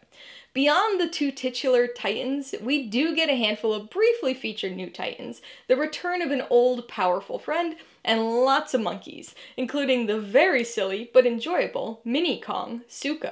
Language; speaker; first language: English; native; English